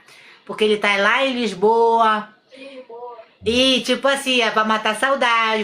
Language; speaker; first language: Portuguese; native; Portuguese